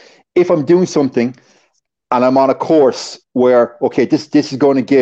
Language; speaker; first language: English; native; English